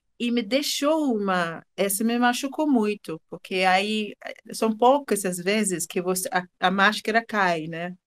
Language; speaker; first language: Portuguese; non-native, fluent; English